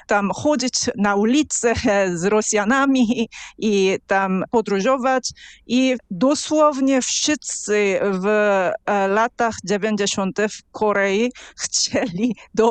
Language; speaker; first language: Polish; non-native, fluent; Korean